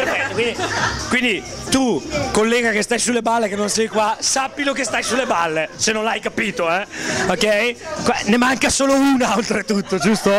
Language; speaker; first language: Italian; native; Italian